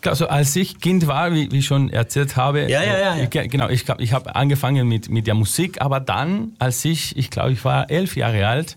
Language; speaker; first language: German; non-native, fluent; Spanish